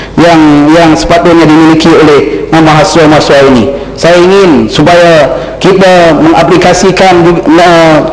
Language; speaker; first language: Malay; native; Malay